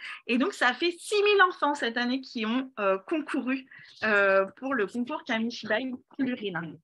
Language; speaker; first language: French; native; French